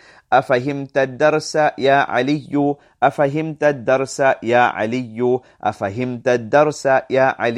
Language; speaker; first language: Arabic; non-native, fluent; English